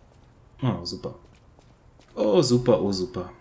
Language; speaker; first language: German; native; German